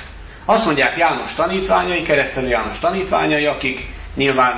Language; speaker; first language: Hungarian; native; Hungarian